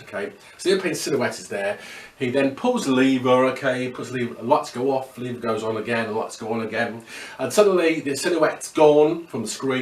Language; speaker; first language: English; native; English